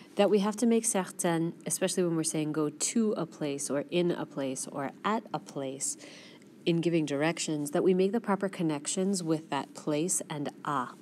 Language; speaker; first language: English; native; English